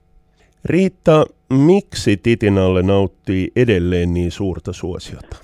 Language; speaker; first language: Finnish; native; Finnish